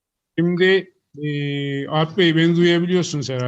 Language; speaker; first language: Turkish; native; Turkish